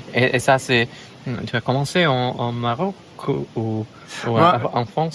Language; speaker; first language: French; non-native, fluent; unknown